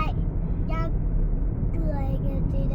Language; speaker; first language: Danish; early bilingual, other home language; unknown